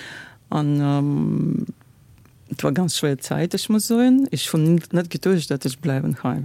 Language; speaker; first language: German; non-native, learner; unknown